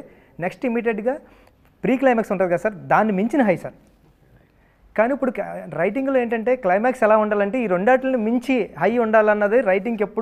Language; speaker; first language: Telugu; native; Telugu